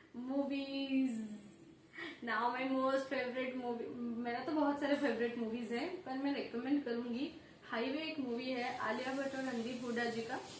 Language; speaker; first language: Hindi; non-native, local second language; Odia